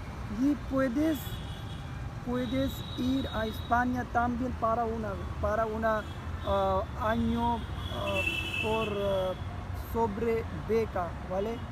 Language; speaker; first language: Spanish; non-native, learner; Urdu